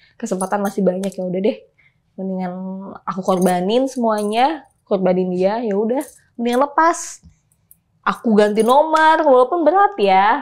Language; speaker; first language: Indonesian; native; Indonesian